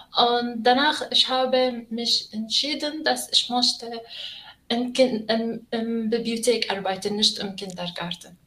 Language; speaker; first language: German; non-native, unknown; Arabic